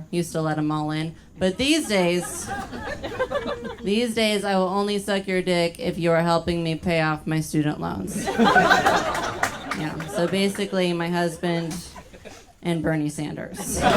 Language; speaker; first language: English; native; English